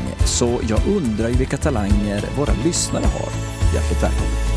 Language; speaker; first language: Swedish; native; Swedish